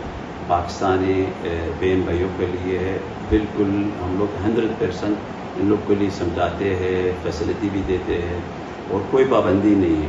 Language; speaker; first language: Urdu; non-native, fluent; Arabic